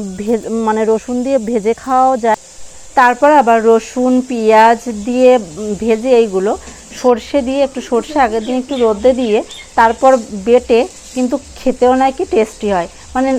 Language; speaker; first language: Bangla; native; Bangla